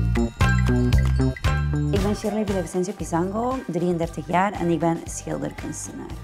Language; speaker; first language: Dutch; non-native, fluent; Spanish